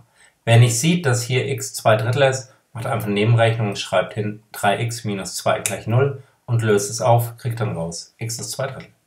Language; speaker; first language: German; native; German